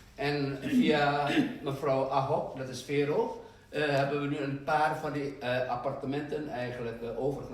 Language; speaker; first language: Dutch; non-native, fluent; Indonesian